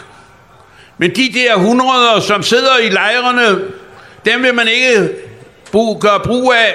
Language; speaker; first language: Danish; native; Danish